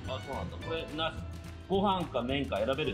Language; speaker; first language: Japanese; native; Japanese